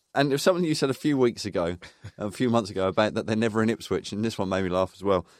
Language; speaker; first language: English; native; English